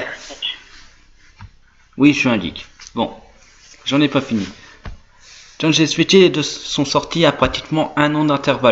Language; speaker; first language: French; native; French